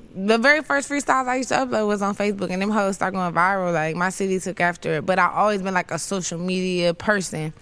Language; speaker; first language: English; native; English